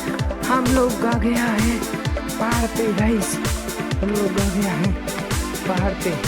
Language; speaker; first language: Hindi; non-native, local second language; Bangla